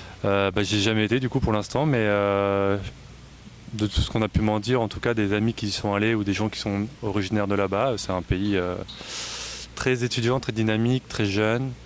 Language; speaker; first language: French; native; French